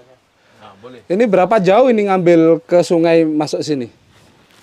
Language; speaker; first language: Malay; non-native, local second language; Javanese